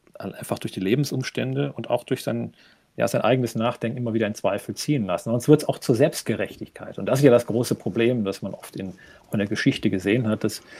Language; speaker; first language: German; native; German